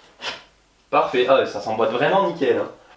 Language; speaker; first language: French; native; French